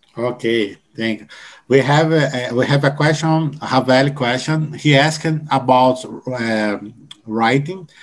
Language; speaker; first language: English; non-native, learner; Portuguese